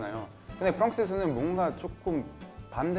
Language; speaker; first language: Korean; non-native, fluent; French